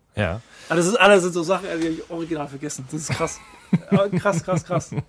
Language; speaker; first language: German; native; German